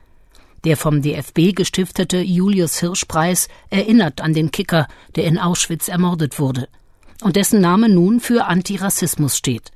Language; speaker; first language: German; native; German